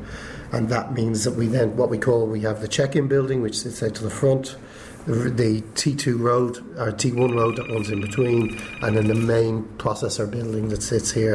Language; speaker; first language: English; native; English